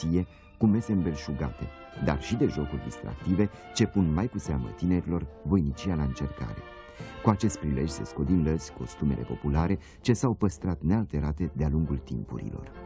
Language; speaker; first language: Romanian; native; Romanian